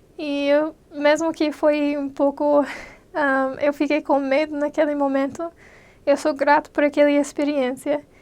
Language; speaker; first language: Portuguese; non-native, fluent; English